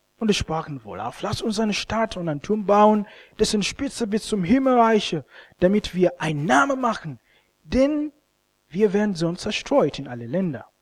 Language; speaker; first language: German; non-native, fluent; Ganda